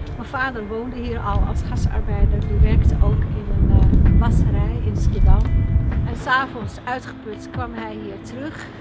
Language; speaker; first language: Dutch; non-native, fluent; Arabic